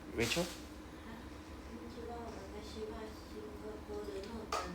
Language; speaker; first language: Japanese; non-native, learner; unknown